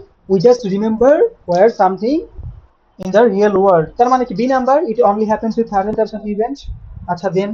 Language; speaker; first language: English; non-native, local second language; Bangla